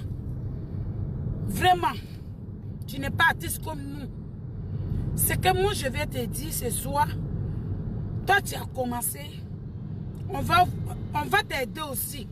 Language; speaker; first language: French; non-native, local second language; Dyula